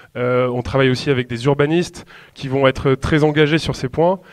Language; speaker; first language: French; native; French